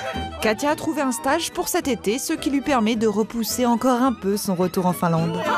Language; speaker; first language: French; native; French